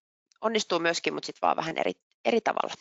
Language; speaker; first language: Finnish; native; Finnish